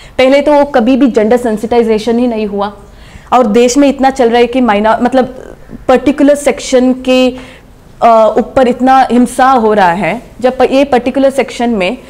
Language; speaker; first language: Hindi; non-native, local second language; Kannada